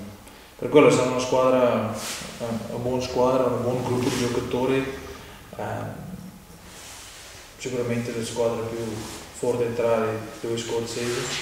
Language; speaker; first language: Italian; non-native, fluent; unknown